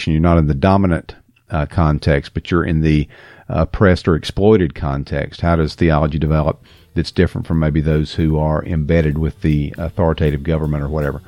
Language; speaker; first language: English; native; English